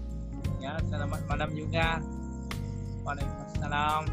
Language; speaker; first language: Indonesian; non-native, learner; Thai